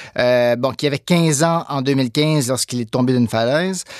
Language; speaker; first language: French; native; French